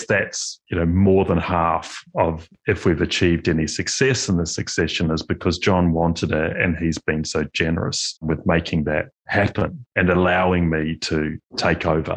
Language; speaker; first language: English; native; English